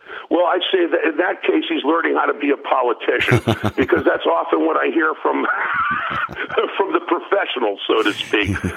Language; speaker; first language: English; early bilingual, other home language; German